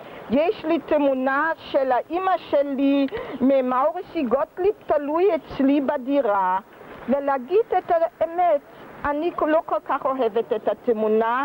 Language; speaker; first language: Hebrew; early bilingual, other home language; German